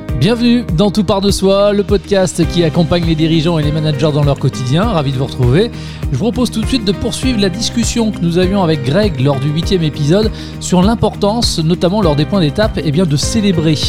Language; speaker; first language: French; native; French